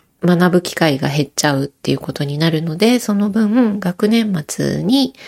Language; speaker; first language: Japanese; native; Japanese